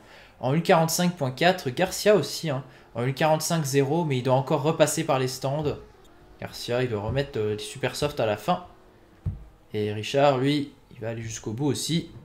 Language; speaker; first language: French; native; French